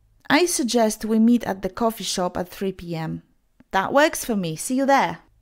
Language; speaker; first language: English; non-native, fluent; Polish